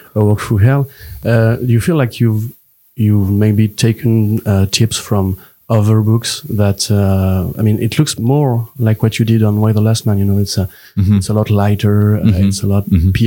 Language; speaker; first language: English; non-native, fluent; French